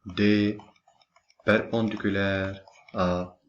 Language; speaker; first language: French; non-native, local second language; Arabic